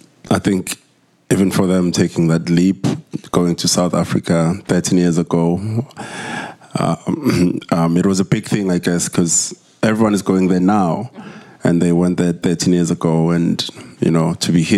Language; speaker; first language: English; non-native, local second language; Zulu